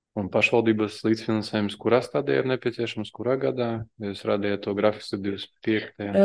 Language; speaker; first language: Latvian; non-native, local second language; Russian